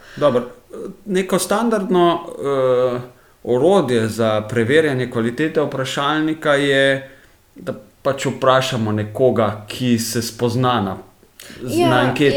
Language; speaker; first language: Slovenian; native; Slovenian